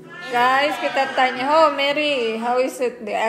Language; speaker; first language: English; non-native, learner; Indonesian